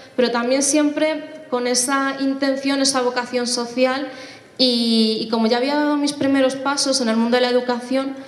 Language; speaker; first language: Spanish; native; Spanish